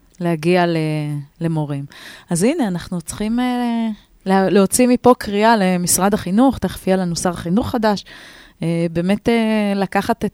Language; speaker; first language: Hebrew; native; Hebrew